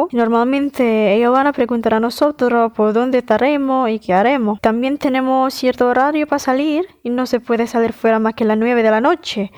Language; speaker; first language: Spanish; non-native, fluent; Indonesian